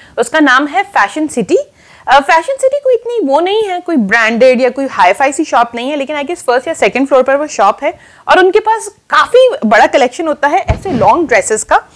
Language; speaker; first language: Urdu; native; Urdu